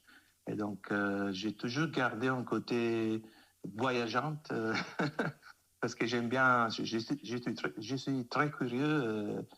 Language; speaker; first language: French; non-native, fluent; Italian